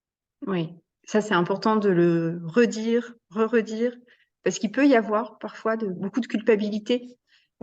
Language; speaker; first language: French; native; French